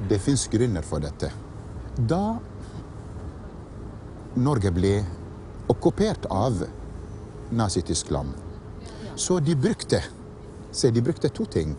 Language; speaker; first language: Norwegian; non-native, fluent; Arabic